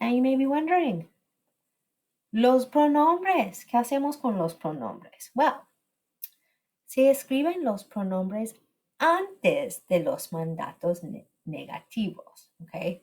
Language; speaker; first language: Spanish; non-native, fluent; English